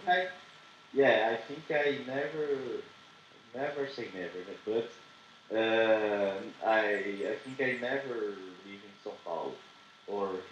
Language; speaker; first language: English; non-native, learner; Portuguese